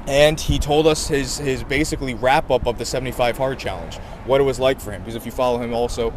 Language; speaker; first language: English; native; English